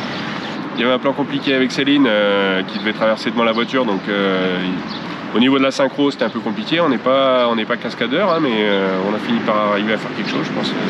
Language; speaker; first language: French; native; French